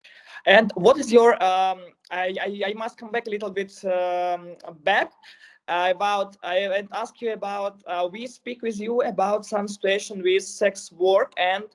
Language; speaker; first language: English; non-native, learner; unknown